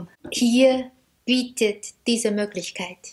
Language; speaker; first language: German; non-native, fluent; Chinese